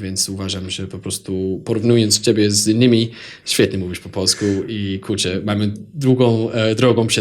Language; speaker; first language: Polish; non-native, fluent; English